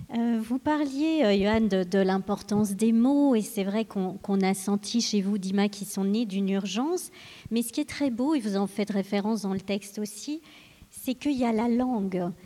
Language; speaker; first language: French; native; French